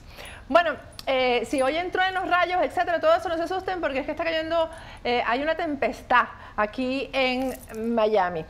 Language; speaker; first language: Spanish; native; Spanish